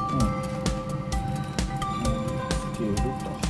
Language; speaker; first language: Japanese; native; Japanese